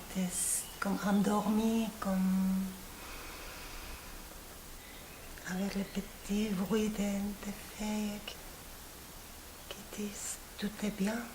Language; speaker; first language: French; non-native, fluent; Spanish